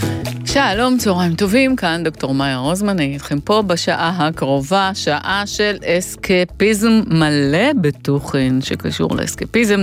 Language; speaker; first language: Hebrew; native; Hebrew